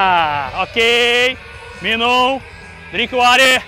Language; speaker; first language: English; non-native, learner; Portuguese